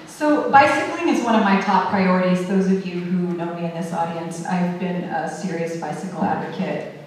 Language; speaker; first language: English; native; English